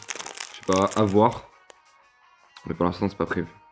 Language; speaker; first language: French; native; French